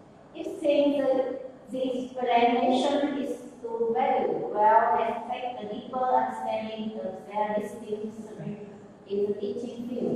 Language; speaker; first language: English; non-native, learner; Vietnamese